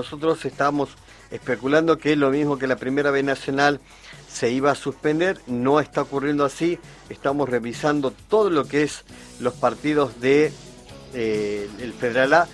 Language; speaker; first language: Spanish; native; Spanish